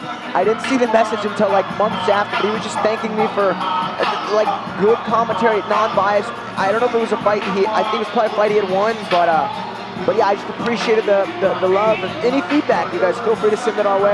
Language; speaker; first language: English; native; English